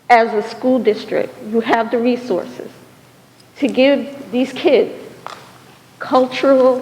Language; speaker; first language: English; native; English